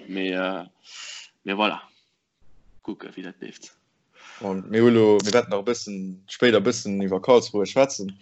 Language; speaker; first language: Luxembourgish; native; Luxembourgish